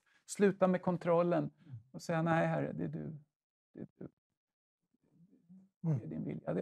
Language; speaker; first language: Swedish; native; Swedish